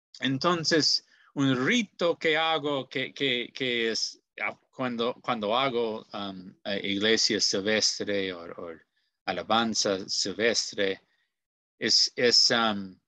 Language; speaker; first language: Spanish; non-native, learner; English